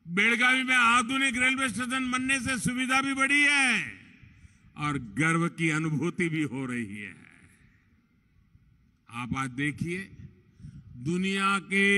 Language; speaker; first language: Hindi; non-native, local second language; Gujarati